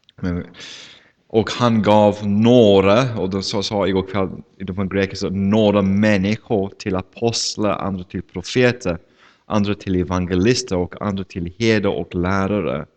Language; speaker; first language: Swedish; non-native, fluent; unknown